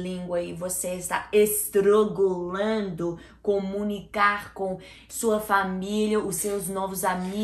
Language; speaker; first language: Portuguese; non-native, learner; English